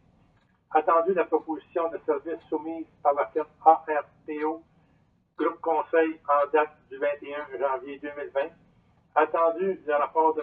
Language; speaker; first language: French; native; French